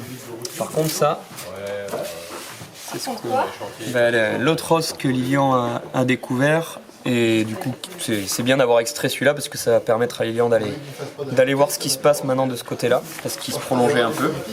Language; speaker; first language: French; native; French